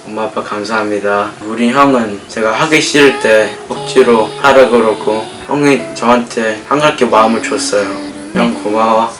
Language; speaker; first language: Korean; early bilingual, heritage; English